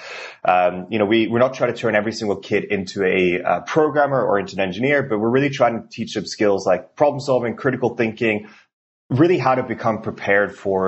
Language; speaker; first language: English; non-native, fluent; Norwegian